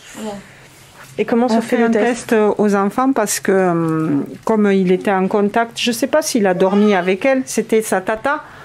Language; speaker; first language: French; native; French